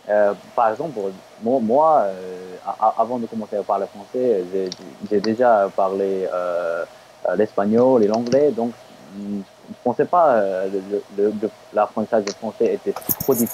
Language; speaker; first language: French; non-native, fluent; Japanese